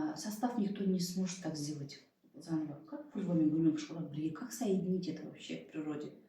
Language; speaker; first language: Russian; non-native, local second language; Kazakh